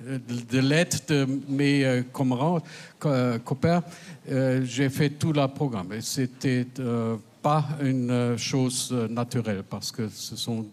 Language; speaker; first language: French; non-native, fluent; German